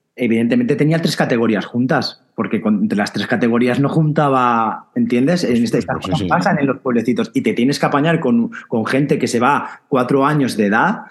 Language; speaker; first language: Spanish; native; Spanish